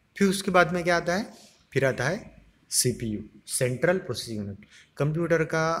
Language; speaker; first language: Hindi; non-native, local second language; Marathi